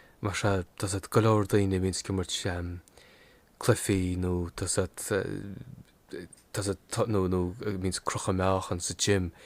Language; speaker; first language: Irish; non-native, local second language; English